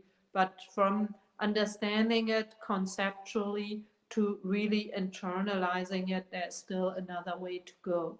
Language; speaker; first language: English; non-native, fluent; German